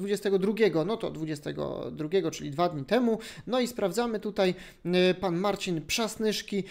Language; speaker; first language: Polish; native; Polish